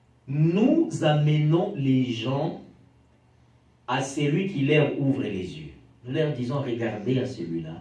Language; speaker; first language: French; non-native, local second language; Lingala